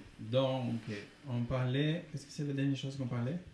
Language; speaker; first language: French; non-native, fluent; Spanish